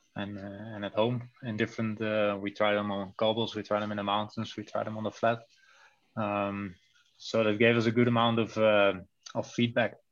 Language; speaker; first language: English; non-native, fluent; Dutch